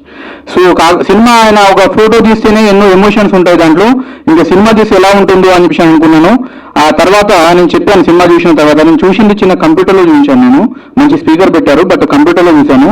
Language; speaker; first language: Telugu; native; Telugu